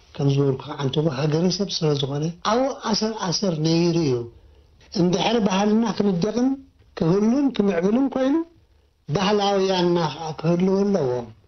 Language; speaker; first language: Tigrinya; native; Tigrinya